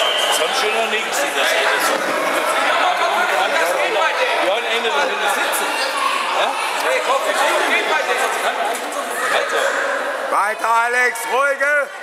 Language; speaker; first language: German; native; German